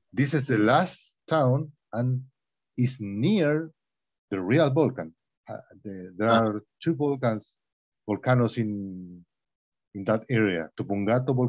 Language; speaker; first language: English; non-native, learner; Spanish